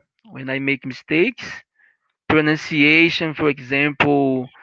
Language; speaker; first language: English; non-native, learner; Portuguese